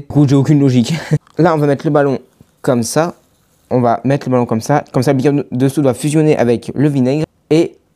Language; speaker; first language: French; native; French